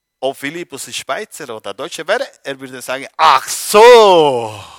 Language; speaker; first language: German; non-native, learner; Spanish